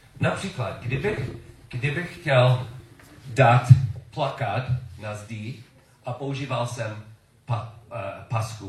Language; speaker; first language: Czech; non-native, learner; English